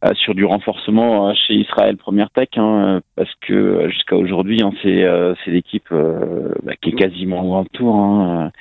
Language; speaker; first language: French; native; French